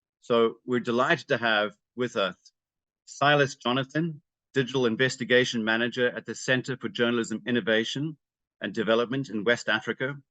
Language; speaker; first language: English; native; English